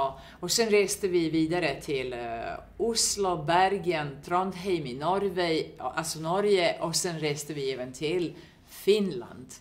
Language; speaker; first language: Swedish; non-native, fluent; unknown